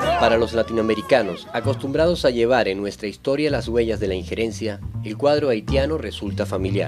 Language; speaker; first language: Spanish; native; Spanish